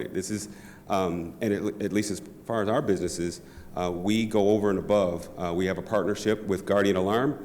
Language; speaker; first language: English; native; English